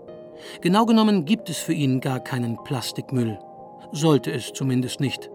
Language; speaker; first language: German; native; German